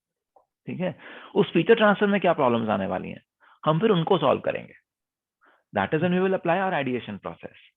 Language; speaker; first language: Hindi; native; Hindi